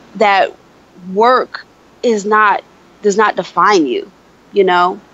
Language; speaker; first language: English; native; English